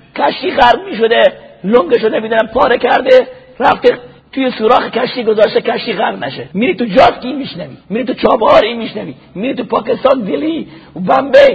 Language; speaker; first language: Persian; native; Persian